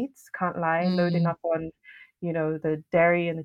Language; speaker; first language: English; non-native, local second language; Yoruba